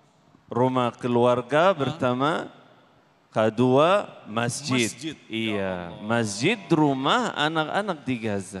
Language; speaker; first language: Indonesian; non-native, learner; Arabic